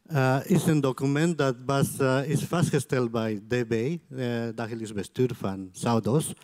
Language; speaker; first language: Dutch; non-native, fluent; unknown